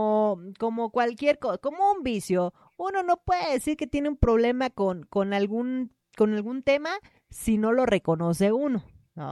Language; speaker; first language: Spanish; native; Spanish